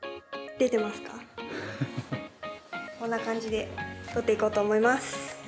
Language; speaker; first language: Japanese; native; Japanese